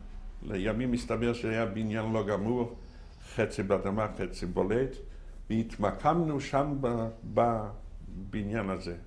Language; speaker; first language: Hebrew; non-native, fluent; Yiddish